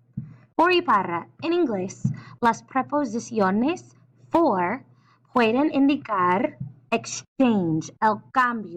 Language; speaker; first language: Spanish; non-native, fluent; English